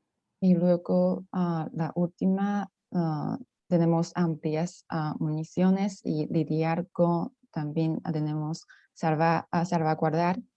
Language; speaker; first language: Spanish; non-native, fluent; Chinese